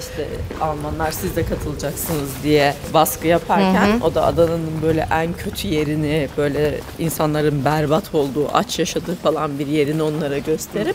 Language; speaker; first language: Turkish; native; Turkish